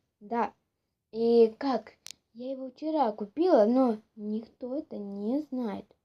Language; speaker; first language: Russian; non-native, local second language; Ukrainian